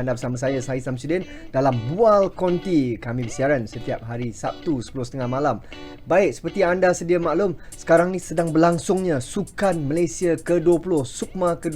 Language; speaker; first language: Malay; native; Malay